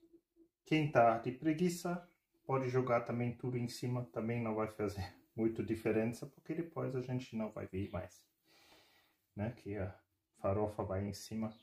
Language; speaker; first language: Portuguese; non-native, fluent; German